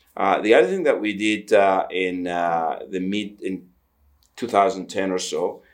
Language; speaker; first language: English; non-native, fluent; Greek